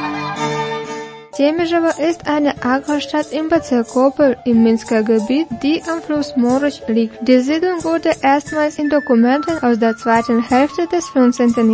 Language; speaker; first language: German; non-native, fluent; Russian